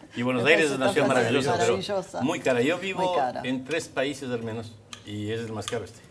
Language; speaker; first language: Spanish; native; Spanish